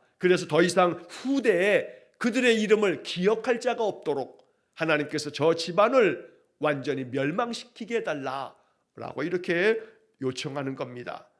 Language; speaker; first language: Korean; native; Korean